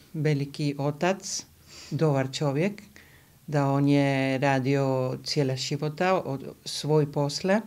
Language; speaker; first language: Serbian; early bilingual, heritage; Spanish